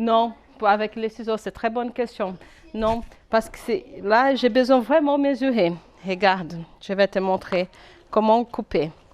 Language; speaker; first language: French; non-native, fluent; Portuguese